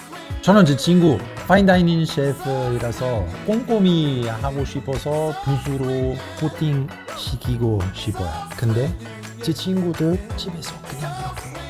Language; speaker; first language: Korean; non-native, fluent; Italian